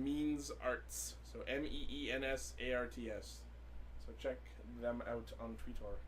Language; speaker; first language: English; native; English